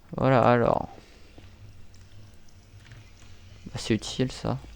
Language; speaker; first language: French; native; French